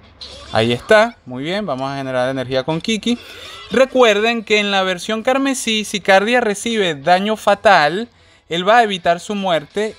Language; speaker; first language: Spanish; native; Spanish